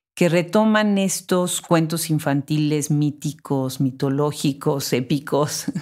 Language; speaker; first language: Spanish; native; Spanish